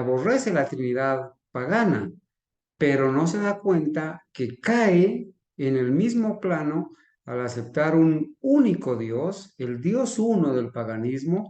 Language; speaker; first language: Spanish; native; Spanish